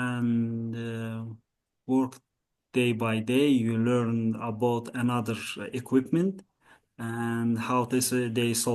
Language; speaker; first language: English; non-native, learner; Azerbaijani